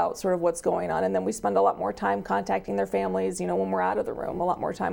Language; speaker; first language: English; native; English